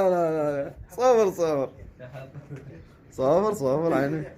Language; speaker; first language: Arabic; native; Arabic